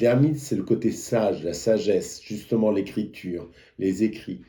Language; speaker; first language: French; native; French